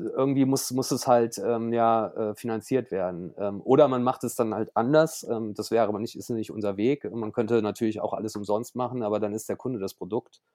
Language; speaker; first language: German; native; German